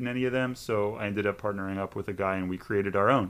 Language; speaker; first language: English; native; English